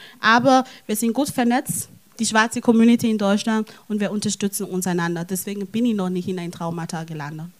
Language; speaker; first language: German; non-native, fluent; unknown